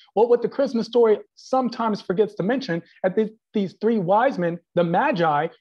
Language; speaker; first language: English; early bilingual, other home language; Persian